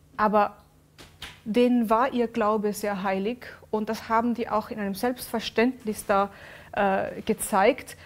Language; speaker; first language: German; early bilingual, other home language; Urdu